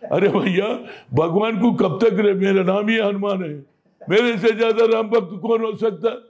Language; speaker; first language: Hindi; non-native, local second language; Telugu